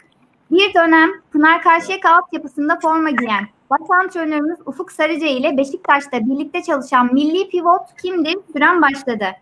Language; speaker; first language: Turkish; native; Turkish